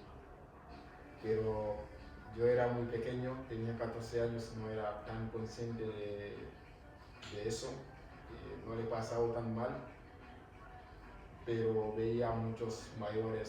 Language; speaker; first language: Spanish; non-native, fluent; Wolof